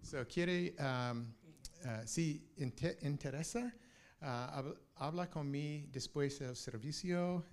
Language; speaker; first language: Spanish; non-native, learner; English